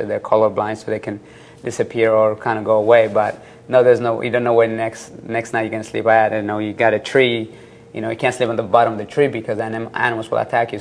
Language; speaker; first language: English; early bilingual, other home language; Tigrinya